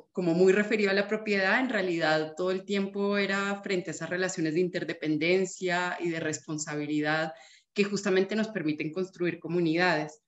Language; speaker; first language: Spanish; native; Spanish